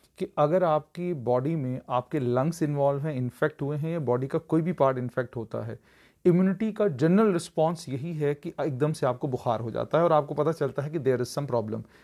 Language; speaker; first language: Hindi; native; Hindi